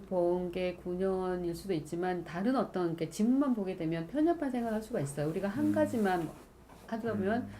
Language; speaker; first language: Korean; native; Korean